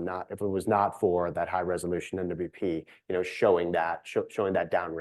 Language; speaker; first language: English; native; English